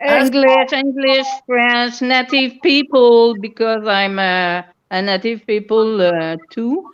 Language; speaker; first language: English; non-native, local second language; French